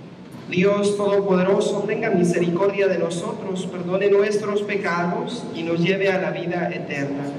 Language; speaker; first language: Spanish; native; Spanish